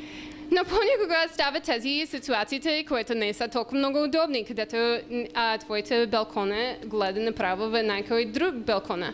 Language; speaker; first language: Bulgarian; non-native, learner; English